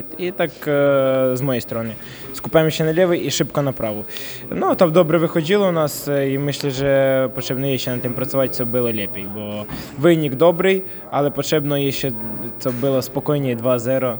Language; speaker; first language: Polish; non-native, learner; Ukrainian